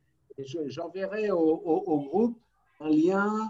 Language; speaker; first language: French; native; French